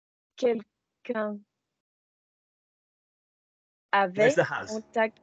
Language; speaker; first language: French; non-native, learner; English